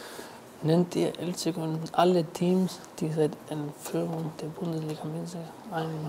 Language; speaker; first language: German; non-native, fluent; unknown